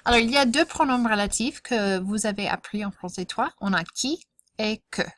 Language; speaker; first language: French; non-native, fluent; English